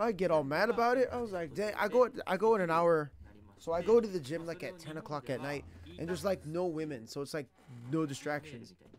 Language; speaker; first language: English; native; English